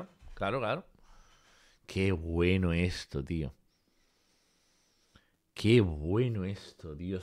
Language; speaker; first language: Spanish; native; Spanish